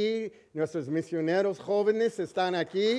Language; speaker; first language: Spanish; early bilingual, heritage; English